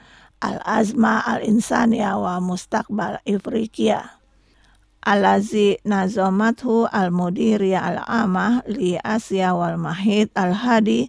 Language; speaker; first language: Arabic; non-native, fluent; Indonesian